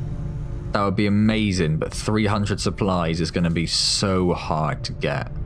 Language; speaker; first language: English; native; English